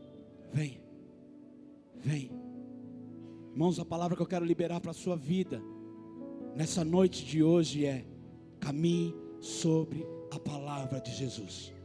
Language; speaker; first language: Portuguese; native; Portuguese